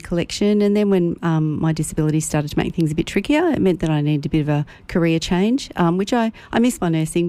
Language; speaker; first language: English; native; English